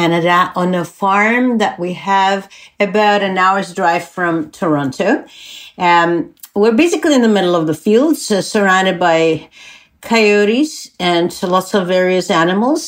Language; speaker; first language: English; non-native, fluent; Czech